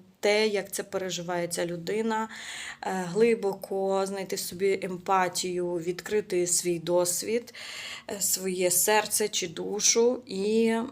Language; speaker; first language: Ukrainian; native; Ukrainian